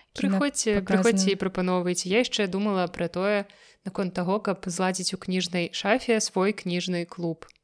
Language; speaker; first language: Belarusian; non-native, local second language; Russian